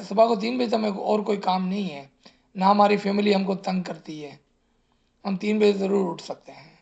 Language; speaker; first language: Urdu; non-native, local second language; Gujarati